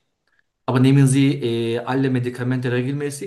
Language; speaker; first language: German; non-native, learner; Turkish